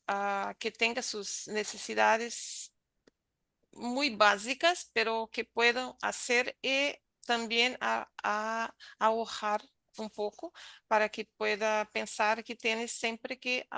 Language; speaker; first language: Spanish; non-native, learner; Portuguese